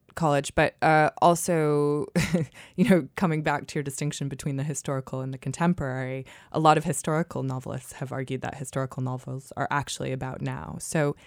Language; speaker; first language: English; native; English